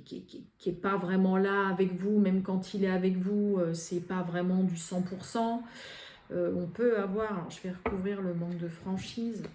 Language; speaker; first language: French; native; French